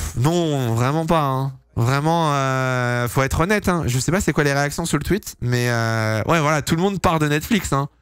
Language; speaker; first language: French; native; French